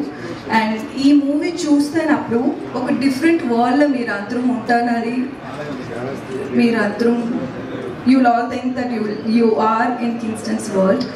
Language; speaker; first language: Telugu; non-native, learner; Tamil